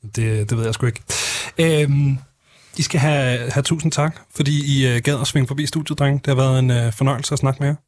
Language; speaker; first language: Danish; native; Danish